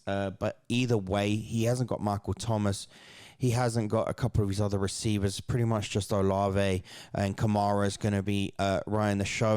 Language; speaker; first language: English; native; English